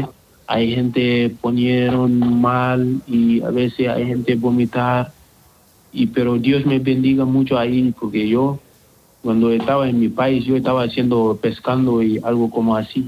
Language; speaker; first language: Spanish; non-native, learner; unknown